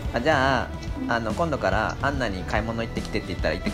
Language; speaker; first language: Japanese; native; Japanese